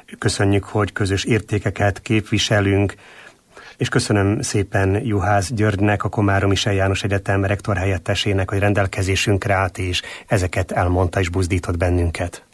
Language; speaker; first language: Hungarian; native; Hungarian